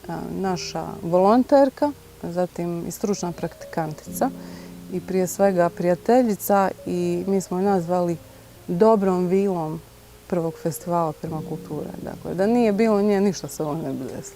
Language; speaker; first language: Bosnian; native; Bosnian